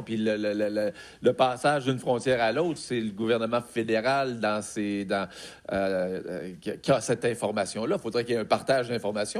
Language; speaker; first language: French; native; French